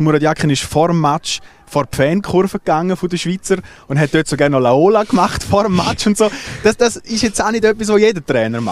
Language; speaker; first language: German; native; German